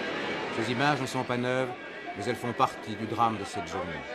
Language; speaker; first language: French; native; French